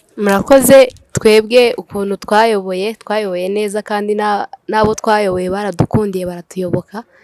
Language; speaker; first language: Kinyarwanda; early bilingual, heritage; Kinyarwanda